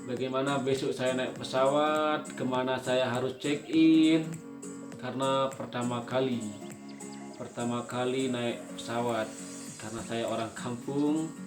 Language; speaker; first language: Indonesian; non-native, local second language; Sasak